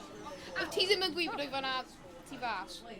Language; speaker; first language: Welsh; non-native, local second language; English